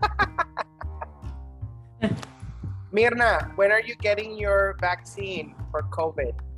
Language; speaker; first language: English; non-native, fluent; Spanish